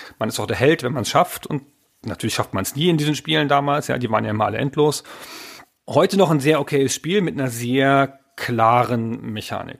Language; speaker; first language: German; native; German